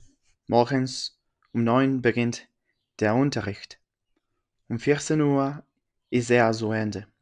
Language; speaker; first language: German; non-native, learner; French